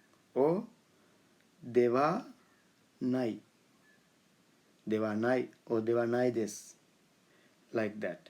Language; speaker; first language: Japanese; non-native, fluent; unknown